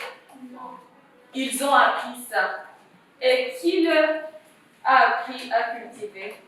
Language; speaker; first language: French; non-native, local second language; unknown